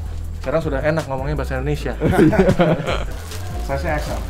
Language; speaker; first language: Indonesian; native; Indonesian